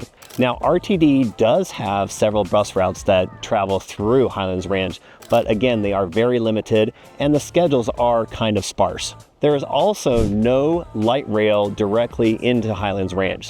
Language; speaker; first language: English; native; English